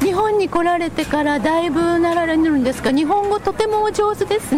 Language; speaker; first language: Japanese; native; Japanese